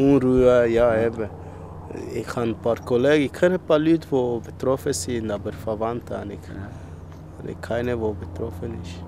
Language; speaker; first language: German; early bilingual, other home language; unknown